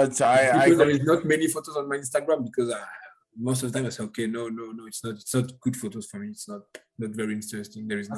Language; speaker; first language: English; non-native, learner; French